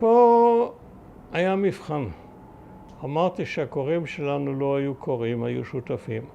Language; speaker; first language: Hebrew; early bilingual, other home language; German